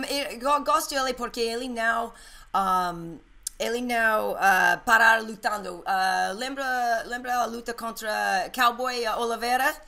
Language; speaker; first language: Portuguese; non-native, learner; English